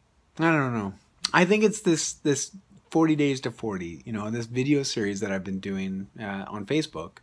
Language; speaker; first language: English; native; English